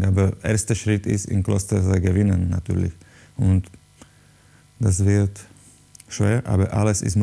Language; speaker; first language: German; non-native, learner; Slovak